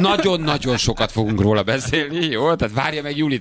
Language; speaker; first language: Hungarian; native; Hungarian